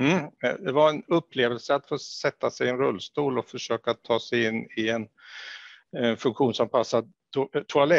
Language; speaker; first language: Swedish; native; Swedish